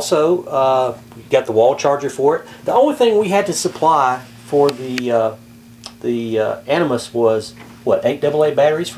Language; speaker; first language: English; native; English